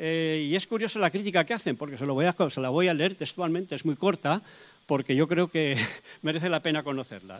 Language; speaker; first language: Spanish; native; Spanish